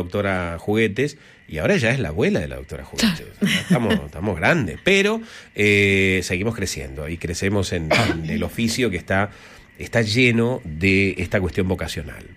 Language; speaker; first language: Spanish; native; Spanish